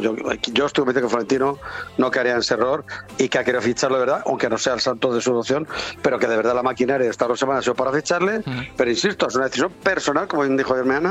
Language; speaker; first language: Spanish; native; Spanish